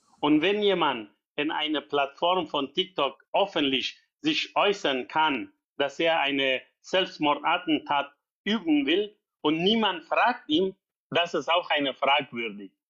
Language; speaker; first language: German; non-native, learner; Persian